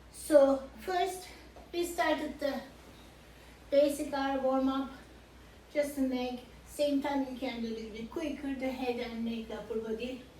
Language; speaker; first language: English; non-native, fluent; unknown